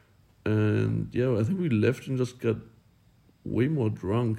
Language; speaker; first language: English; non-native, fluent; German